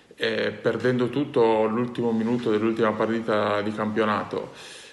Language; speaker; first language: Italian; native; Italian